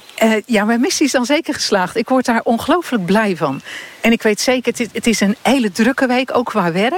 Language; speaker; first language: Dutch; native; Dutch